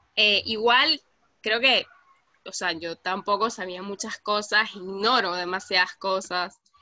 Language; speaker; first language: Spanish; native; Spanish